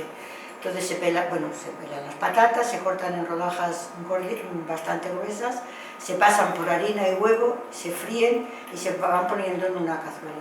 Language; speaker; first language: Spanish; native; Spanish